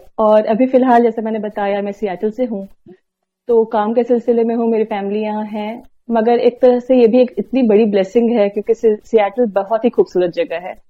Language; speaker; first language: Hindi; native; Hindi